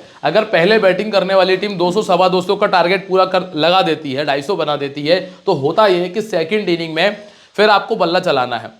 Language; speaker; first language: Hindi; native; Hindi